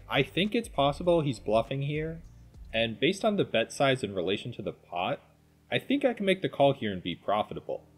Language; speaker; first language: English; native; English